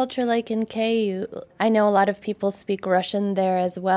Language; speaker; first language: English; early bilingual, other home language; Russian